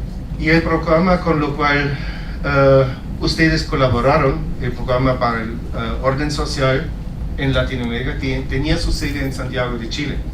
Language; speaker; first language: Spanish; non-native, fluent; German